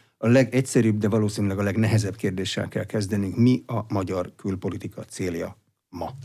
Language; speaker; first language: Hungarian; native; Hungarian